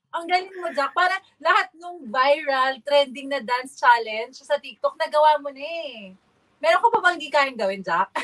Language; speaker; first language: Filipino; native; Filipino